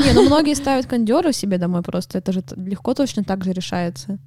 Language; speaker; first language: Russian; native; Russian